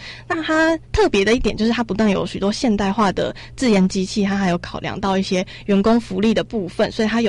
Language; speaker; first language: Chinese; native; Chinese